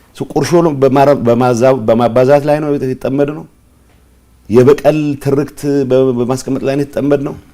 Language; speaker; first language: Amharic; non-native, local second language; Tigrinya